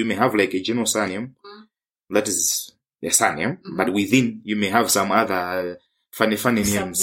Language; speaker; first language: English; non-native, local second language; Tumbuka